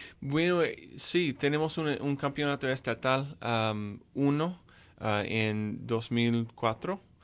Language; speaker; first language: Spanish; non-native, fluent; English